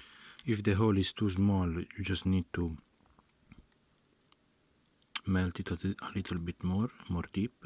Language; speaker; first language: English; non-native, fluent; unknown